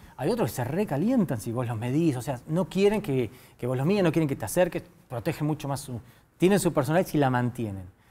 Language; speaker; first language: Spanish; native; Spanish